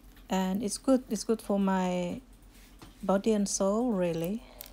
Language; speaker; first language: English; non-native, fluent; Indonesian